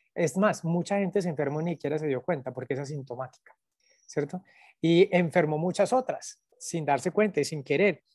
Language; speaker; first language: Spanish; native; Spanish